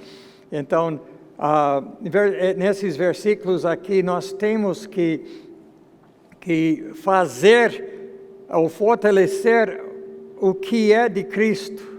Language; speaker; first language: Portuguese; non-native, fluent; English